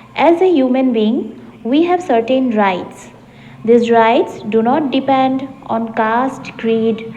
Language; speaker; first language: English; non-native, local second language; Assamese